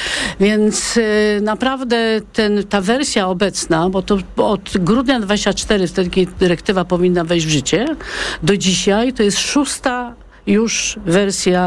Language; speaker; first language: Polish; native; Polish